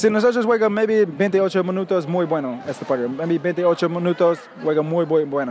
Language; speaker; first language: Spanish; non-native, learner; English